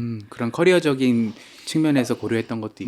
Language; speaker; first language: Korean; native; Korean